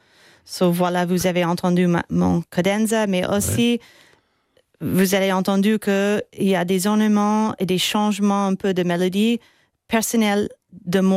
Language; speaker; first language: French; non-native, fluent; English